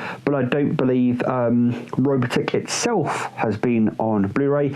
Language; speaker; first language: English; native; English